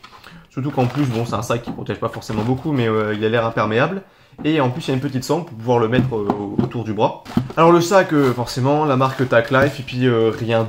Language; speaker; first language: French; native; French